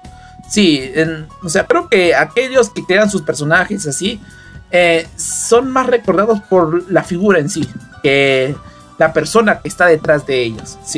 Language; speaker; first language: Spanish; native; Spanish